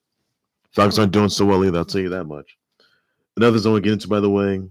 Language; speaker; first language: English; native; English